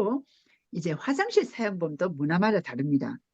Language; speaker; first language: Korean; native; Korean